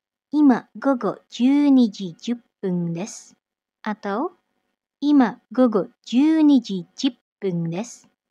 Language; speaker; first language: Japanese; non-native, fluent; Indonesian